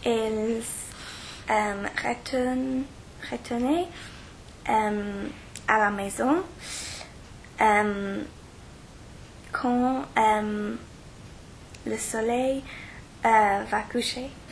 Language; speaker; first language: French; non-native, learner; English